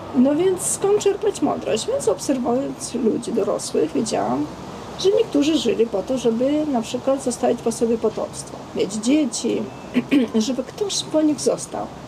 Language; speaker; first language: Polish; non-native, fluent; Armenian